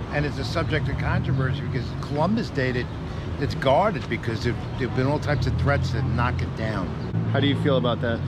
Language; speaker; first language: English; native; English